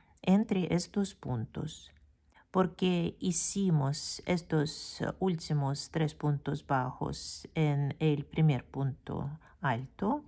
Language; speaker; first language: Spanish; non-native, fluent; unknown